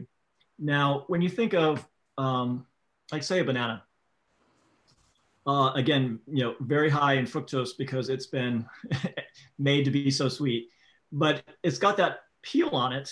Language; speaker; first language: English; native; English